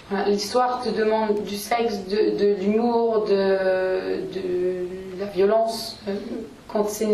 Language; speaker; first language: French; native; French